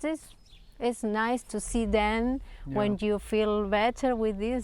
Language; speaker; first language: English; non-native, learner; Spanish